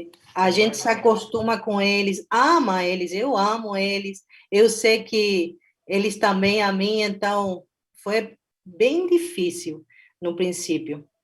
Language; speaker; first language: Portuguese; non-native, fluent; Spanish